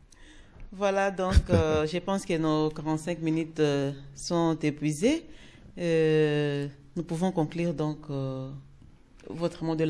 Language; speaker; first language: French; non-native, local second language; Lingala